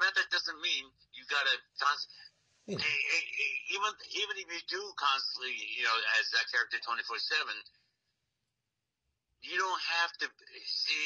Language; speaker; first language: English; native; English